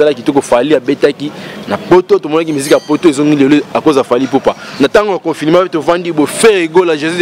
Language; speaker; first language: French; non-native, local second language; Lingala